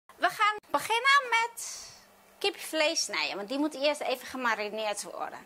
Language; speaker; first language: Dutch; non-native, fluent; Chinese